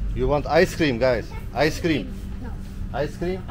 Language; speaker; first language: English; non-native, learner; Turkish